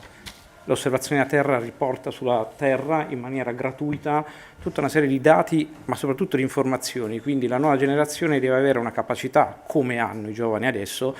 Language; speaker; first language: Italian; native; Italian